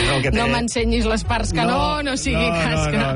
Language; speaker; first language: Catalan; native; Catalan